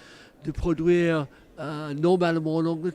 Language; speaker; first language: French; non-native, fluent; English